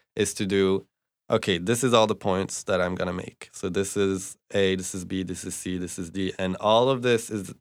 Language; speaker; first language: English; non-native, fluent; French